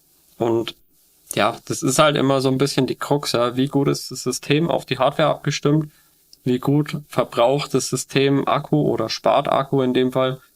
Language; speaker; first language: German; native; German